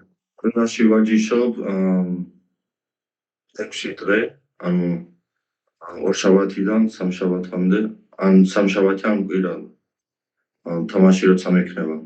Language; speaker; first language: Georgian; early bilingual, heritage; Georgian